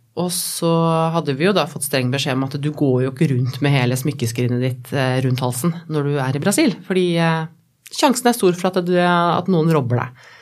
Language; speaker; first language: Norwegian; native; Norwegian